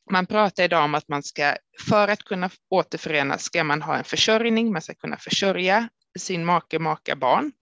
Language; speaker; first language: Swedish; native; Swedish